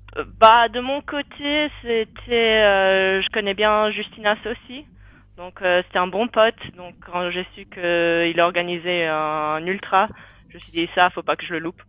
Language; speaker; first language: French; native; French